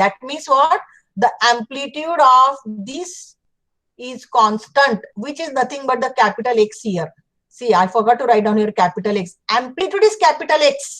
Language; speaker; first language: English; non-native, local second language; Marathi